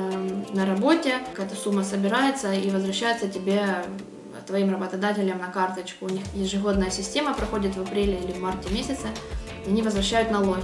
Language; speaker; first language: Russian; native; Russian